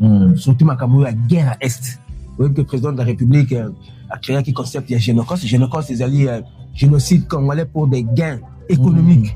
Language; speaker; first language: French; non-native, local second language; Lingala